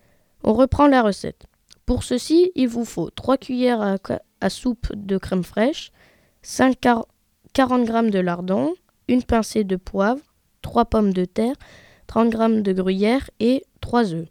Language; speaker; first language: French; native; French